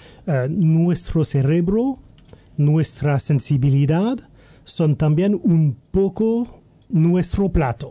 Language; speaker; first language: Spanish; non-native, learner; French